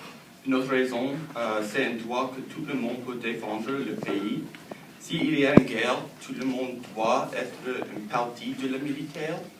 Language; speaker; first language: French; non-native, learner; English